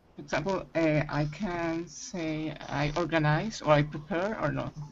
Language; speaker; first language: English; non-native, learner; Spanish